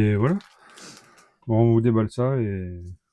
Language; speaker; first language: French; native; French